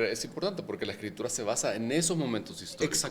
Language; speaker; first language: Spanish; native; Spanish